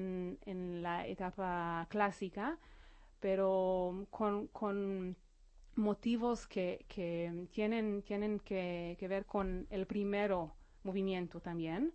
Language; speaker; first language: Spanish; non-native, fluent; Hebrew